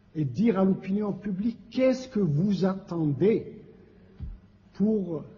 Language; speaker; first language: French; non-native, local second language; Kabyle